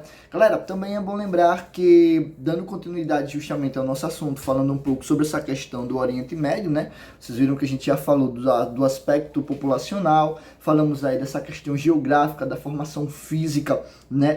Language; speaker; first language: Portuguese; native; Portuguese